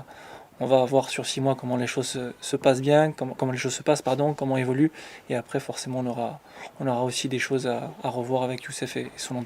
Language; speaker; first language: French; native; French